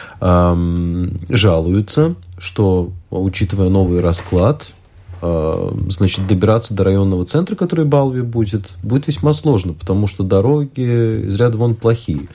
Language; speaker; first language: Russian; native; Russian